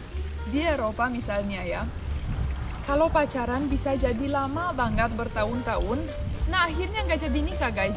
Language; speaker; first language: Indonesian; non-native, fluent; Romanian